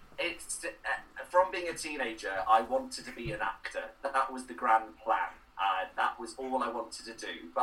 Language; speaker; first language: English; non-native, local second language; Welsh